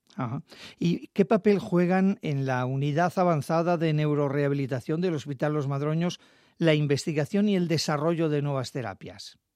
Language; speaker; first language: Spanish; native; Spanish